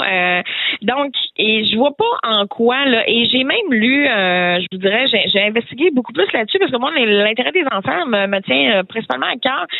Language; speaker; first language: French; native; French